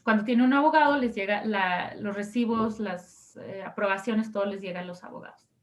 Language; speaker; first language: Spanish; early bilingual, other home language; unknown